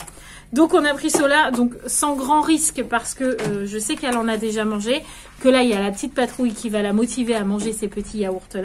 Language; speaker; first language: French; native; French